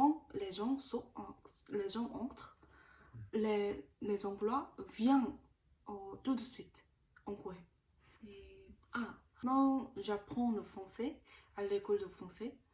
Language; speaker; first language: French; non-native, learner; Korean